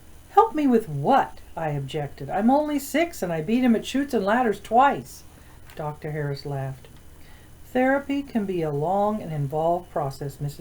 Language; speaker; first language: English; native; English